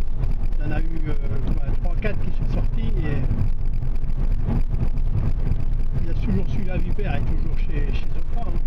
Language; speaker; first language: French; native; French